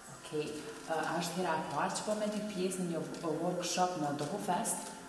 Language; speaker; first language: Albanian; native; Albanian